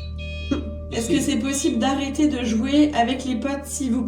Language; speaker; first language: French; native; French